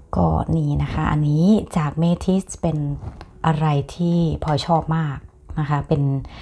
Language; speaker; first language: Thai; native; Thai